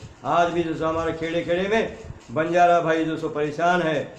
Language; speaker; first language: Hindi; non-native, local second language; Lambadi